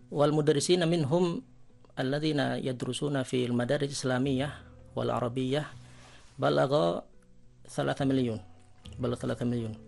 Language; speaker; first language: Arabic; non-native, fluent; Indonesian